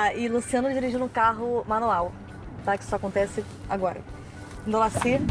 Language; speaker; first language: Portuguese; native; Portuguese